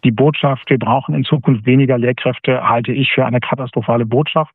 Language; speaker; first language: German; native; German